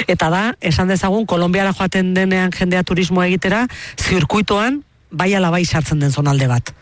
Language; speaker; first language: Basque; native; Basque